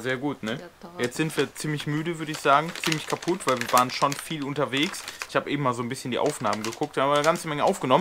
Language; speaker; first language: German; native; German